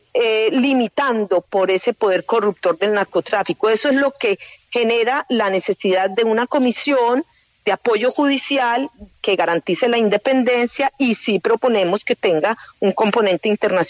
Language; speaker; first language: Spanish; native; Spanish